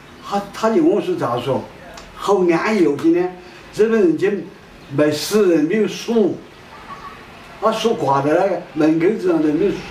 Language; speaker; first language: Chinese; non-native, local second language; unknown